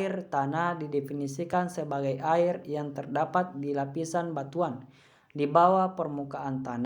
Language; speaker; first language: Indonesian; native; Indonesian